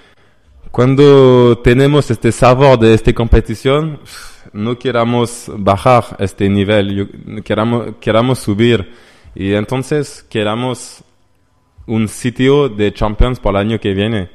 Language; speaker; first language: Spanish; non-native, learner; French